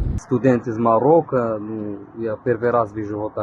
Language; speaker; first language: Russian; non-native, learner; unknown